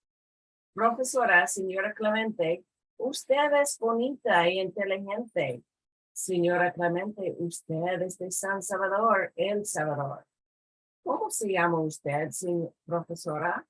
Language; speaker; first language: Spanish; non-native, fluent; English